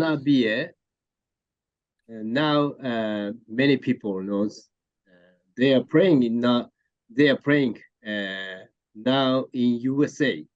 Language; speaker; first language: English; non-native, learner; Japanese